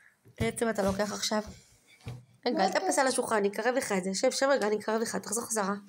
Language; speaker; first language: Hebrew; native; Hebrew